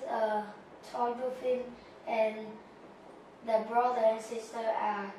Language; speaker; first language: English; non-native, learner; Vietnamese